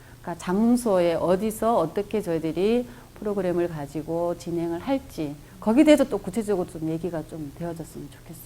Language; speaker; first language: Korean; native; Korean